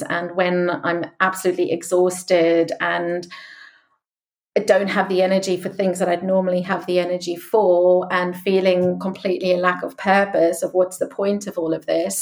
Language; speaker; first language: English; native; English